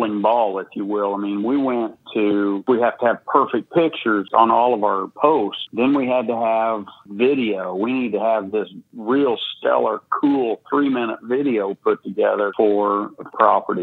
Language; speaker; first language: English; native; English